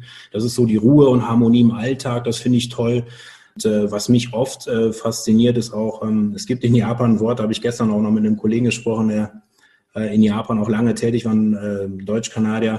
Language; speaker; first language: German; native; German